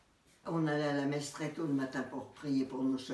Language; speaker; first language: French; native; French